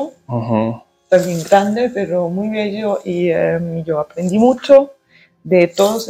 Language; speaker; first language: Spanish; early bilingual, heritage; German